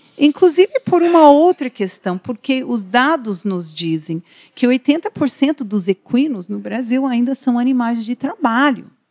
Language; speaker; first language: Portuguese; non-native, fluent; English